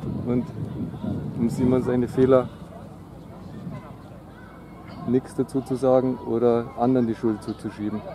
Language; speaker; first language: German; native; German